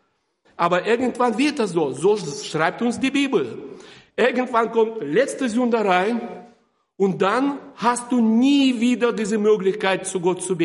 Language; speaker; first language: German; non-native, fluent; Russian